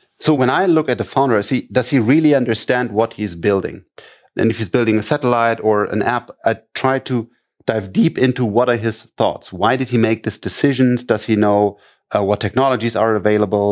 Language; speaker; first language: English; non-native, fluent; German